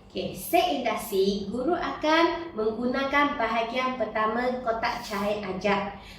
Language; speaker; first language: Malay; non-native, local second language; Chinese